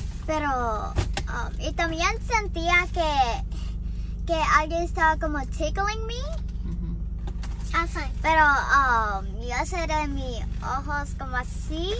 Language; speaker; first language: Spanish; early bilingual, heritage; Spanish